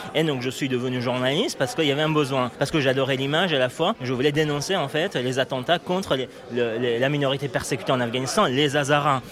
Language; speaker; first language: French; non-native, fluent; Persian